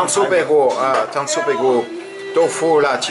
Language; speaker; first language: Chinese; non-native, learner; French